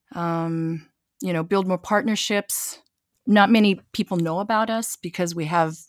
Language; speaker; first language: English; native; English